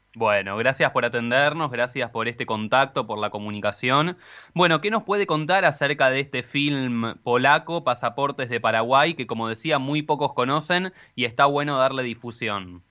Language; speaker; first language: Spanish; native; Spanish